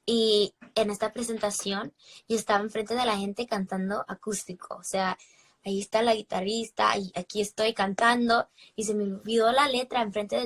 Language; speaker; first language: Spanish; early bilingual, heritage; English